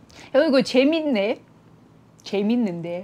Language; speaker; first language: Korean; non-native, learner; Russian